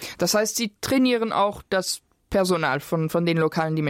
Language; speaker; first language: German; non-native, local second language; Luxembourgish